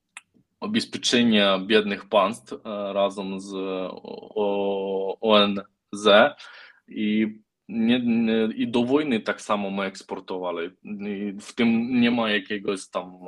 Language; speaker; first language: Polish; non-native, learner; Ukrainian